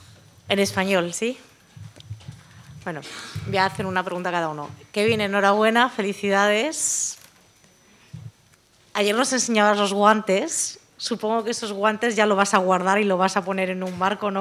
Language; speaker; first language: Spanish; native; Spanish